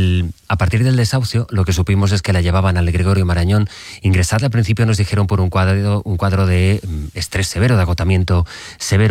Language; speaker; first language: Spanish; native; Spanish